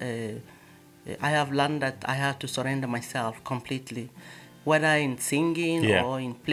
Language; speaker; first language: English; non-native, local second language; Igbo